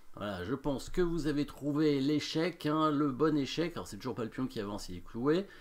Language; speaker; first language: French; native; French